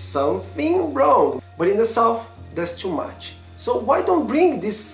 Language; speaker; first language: English; non-native, fluent; Portuguese